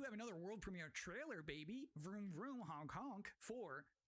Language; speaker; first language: English; native; English